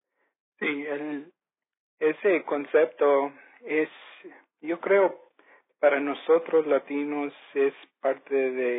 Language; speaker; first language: Spanish; early bilingual, heritage; Spanish